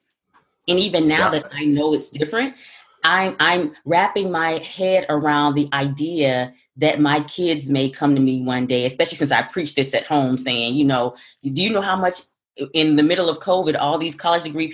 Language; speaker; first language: English; native; English